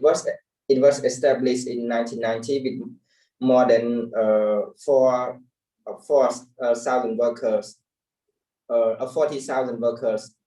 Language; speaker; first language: English; non-native, learner; Khmer